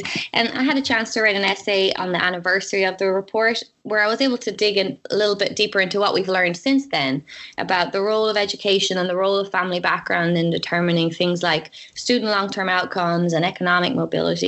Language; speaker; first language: English; native; English